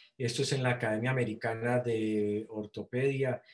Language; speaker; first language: Spanish; native; Spanish